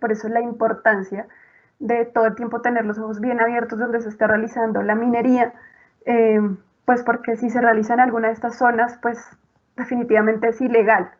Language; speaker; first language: Spanish; native; Spanish